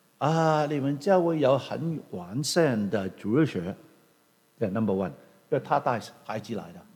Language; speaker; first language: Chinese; non-native, local second language; Cantonese